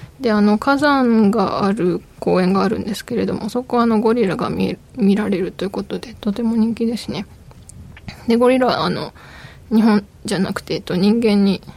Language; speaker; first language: Japanese; native; Japanese